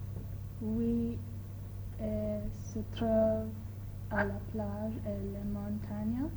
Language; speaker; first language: French; non-native, learner; English